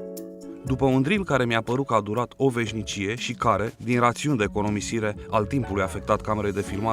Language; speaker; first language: Romanian; native; Romanian